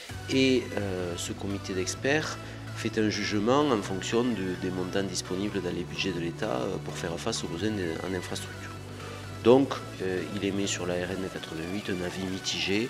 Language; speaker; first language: French; native; French